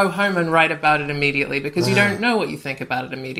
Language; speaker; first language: English; native; English